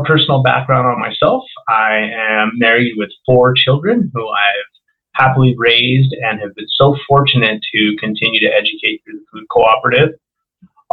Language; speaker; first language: English; non-native, local second language; Spanish